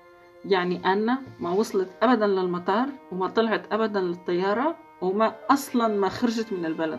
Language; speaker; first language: Arabic; native; Arabic